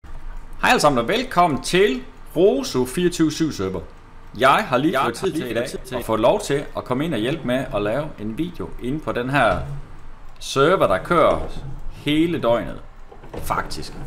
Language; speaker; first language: Danish; native; Danish